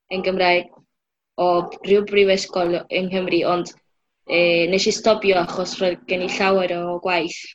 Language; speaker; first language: Welsh; non-native, fluent; Spanish